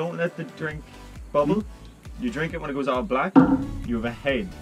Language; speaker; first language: English; native; English